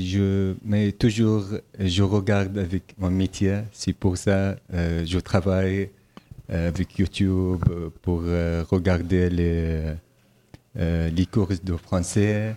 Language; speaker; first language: French; non-native, learner; Arabic